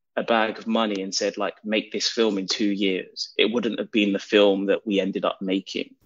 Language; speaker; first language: English; native; English